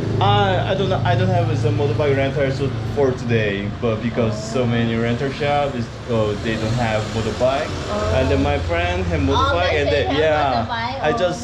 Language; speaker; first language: English; non-native, learner; Korean